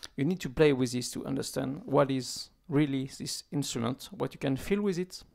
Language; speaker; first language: English; non-native, fluent; French